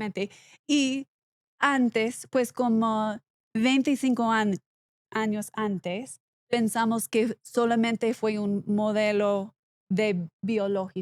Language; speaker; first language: Spanish; non-native, learner; English